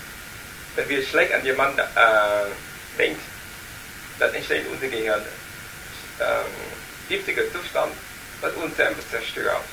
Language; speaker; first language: German; non-native, learner; Vietnamese